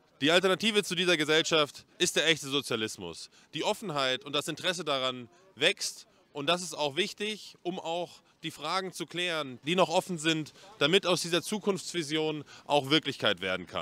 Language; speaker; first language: German; native; German